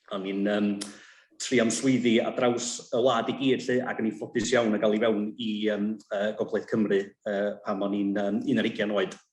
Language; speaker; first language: Welsh; non-native, local second language; English